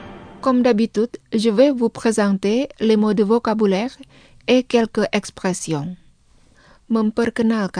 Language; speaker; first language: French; non-native, fluent; Indonesian